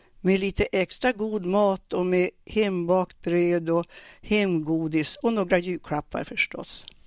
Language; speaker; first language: Swedish; native; Swedish